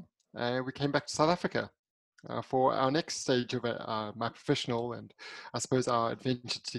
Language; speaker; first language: English; native; English